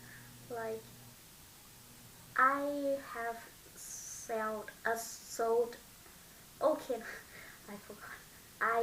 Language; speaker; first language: English; non-native, learner; Vietnamese